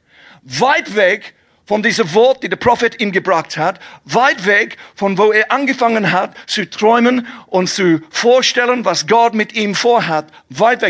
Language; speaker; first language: German; non-native, fluent; English